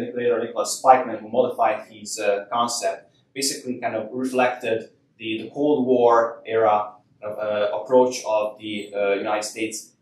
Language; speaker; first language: English; non-native, fluent; Hungarian